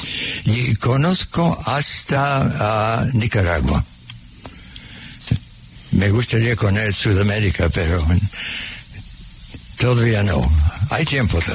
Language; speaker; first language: Spanish; non-native, fluent; English